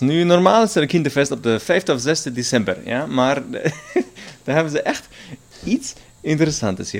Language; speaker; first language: Dutch; non-native, learner; German